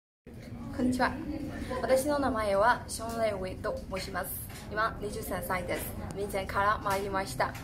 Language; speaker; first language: Japanese; non-native, learner; Burmese